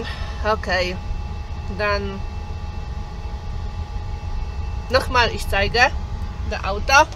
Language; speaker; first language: German; non-native, learner; Polish